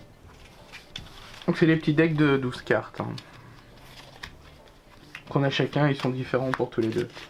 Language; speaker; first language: French; native; French